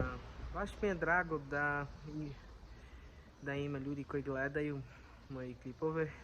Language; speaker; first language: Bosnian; non-native, learner; Portuguese